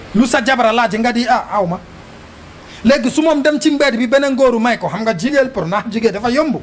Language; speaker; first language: Wolof; non-native, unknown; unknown